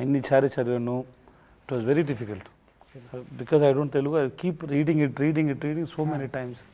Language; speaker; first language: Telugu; non-native, learner; Tamil